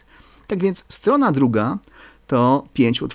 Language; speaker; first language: Polish; native; Polish